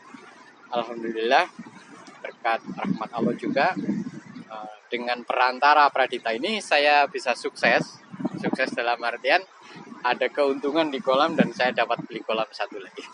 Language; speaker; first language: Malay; non-native, local second language; Javanese